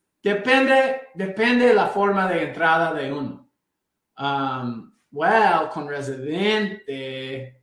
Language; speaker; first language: Spanish; non-native, fluent; English